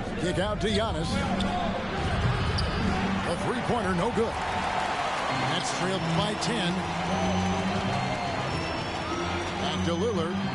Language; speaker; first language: English; native; English